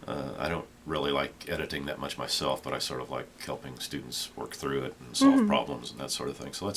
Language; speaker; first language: English; native; English